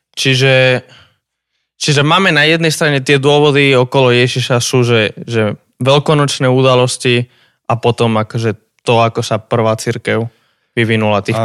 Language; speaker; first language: Slovak; native; Slovak